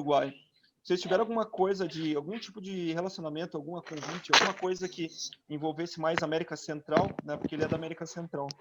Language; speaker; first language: Portuguese; non-native, fluent; Spanish